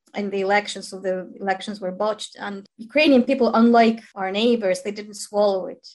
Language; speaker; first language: English; non-native, fluent; Ukrainian